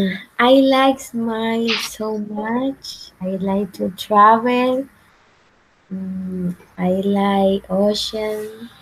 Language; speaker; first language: English; non-native, learner; Spanish